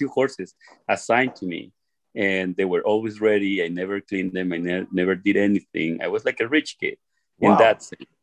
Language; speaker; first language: English; non-native, fluent; Spanish